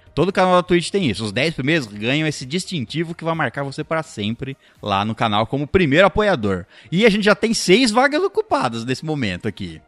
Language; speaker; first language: Portuguese; native; Portuguese